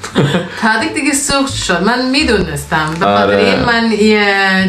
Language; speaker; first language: Persian; non-native, learner; Norwegian